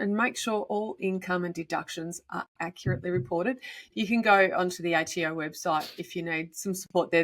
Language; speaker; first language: English; native; English